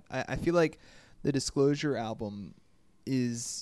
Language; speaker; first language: English; native; English